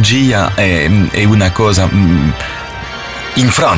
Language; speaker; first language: Italian; non-native, fluent; French